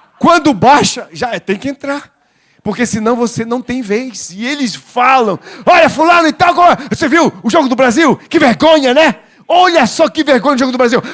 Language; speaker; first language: Portuguese; native; Portuguese